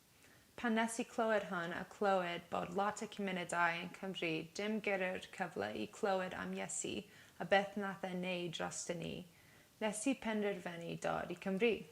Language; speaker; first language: Welsh; non-native, learner; English